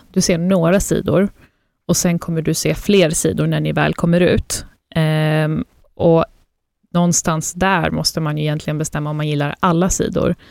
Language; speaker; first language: Swedish; early bilingual, other home language; Persian